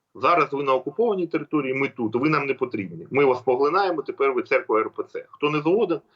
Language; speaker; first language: Ukrainian; native; Ukrainian